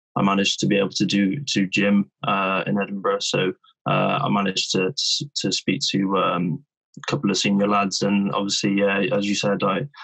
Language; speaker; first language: English; native; English